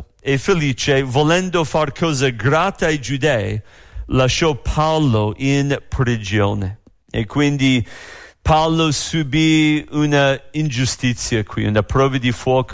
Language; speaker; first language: Italian; non-native, fluent; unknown